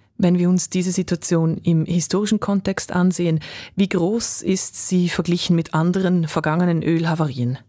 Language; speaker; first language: German; native; German